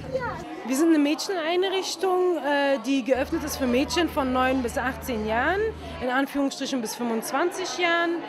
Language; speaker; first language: German; native; German